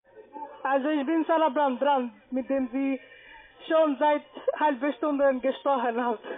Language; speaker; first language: German; non-native, fluent; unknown